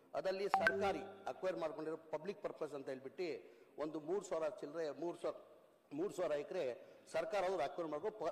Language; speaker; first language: Kannada; non-native, local second language; Urdu